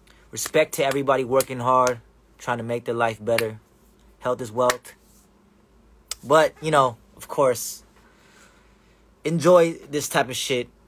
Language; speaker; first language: English; early bilingual, other home language; Korean